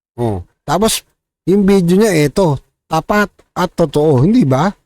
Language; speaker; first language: Filipino; native; Filipino